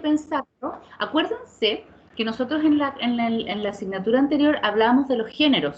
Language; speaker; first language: Spanish; native; Spanish